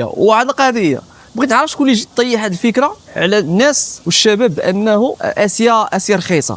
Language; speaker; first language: Arabic; native; Arabic